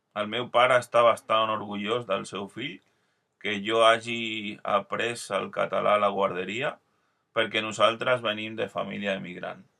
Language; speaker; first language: Catalan; non-native, local second language; Spanish